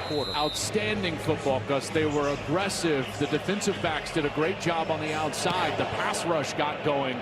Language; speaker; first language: English; native; English